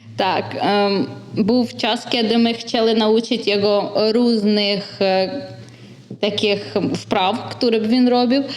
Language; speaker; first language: Polish; non-native, learner; Ukrainian